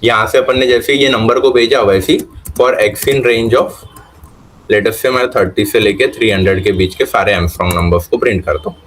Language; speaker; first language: Hindi; non-native, local second language; Marathi